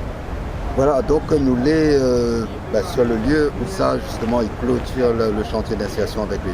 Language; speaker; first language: French; non-native, local second language; Réunion Creole French